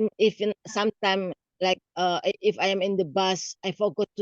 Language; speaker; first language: English; non-native, learner; Indonesian